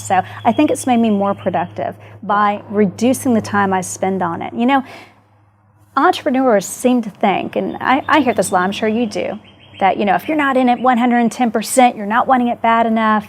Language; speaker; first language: English; native; English